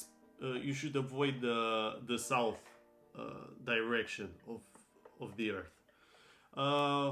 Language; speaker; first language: English; non-native, fluent; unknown